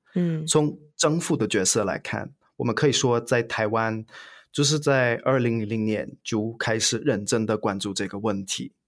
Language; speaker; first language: Chinese; non-native, fluent; English